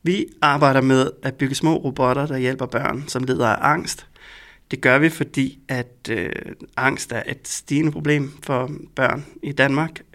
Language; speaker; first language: Danish; native; Danish